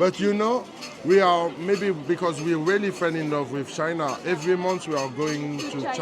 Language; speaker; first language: English; non-native, learner; French